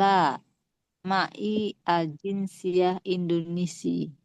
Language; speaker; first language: Arabic; non-native, learner; Indonesian